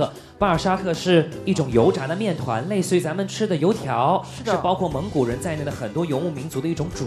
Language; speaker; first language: Chinese; native; Chinese